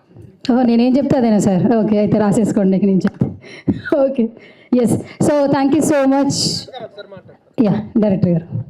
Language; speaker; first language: Telugu; native; Telugu